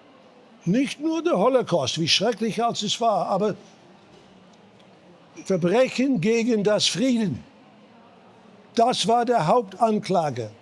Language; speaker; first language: German; non-native, fluent; English